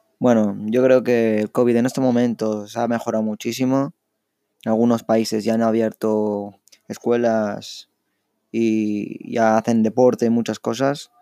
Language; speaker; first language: Spanish; early bilingual, other home language; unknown